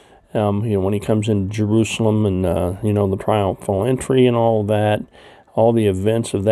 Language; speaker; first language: English; native; English